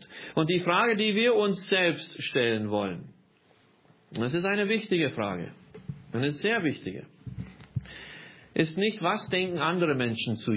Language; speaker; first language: German; non-native, fluent; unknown